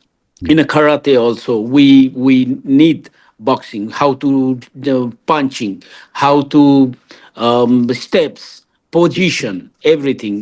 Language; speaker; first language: English; non-native, learner; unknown